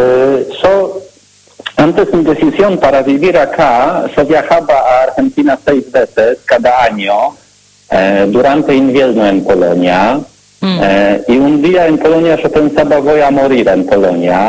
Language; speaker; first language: Spanish; non-native, learner; Polish